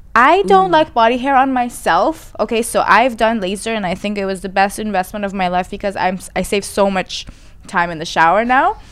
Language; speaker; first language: English; non-native, fluent; Persian